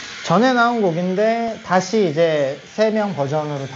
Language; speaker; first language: Korean; native; Korean